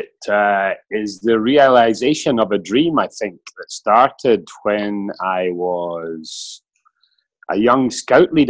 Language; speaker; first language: English; native; English